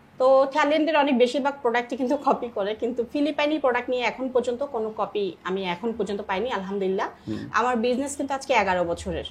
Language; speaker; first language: Bangla; native; Bangla